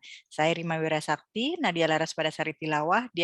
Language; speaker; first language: Indonesian; native; Indonesian